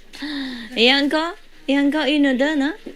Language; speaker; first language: French; non-native, learner; Vietnamese